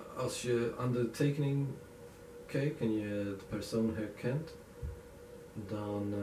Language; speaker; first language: Dutch; non-native, learner; English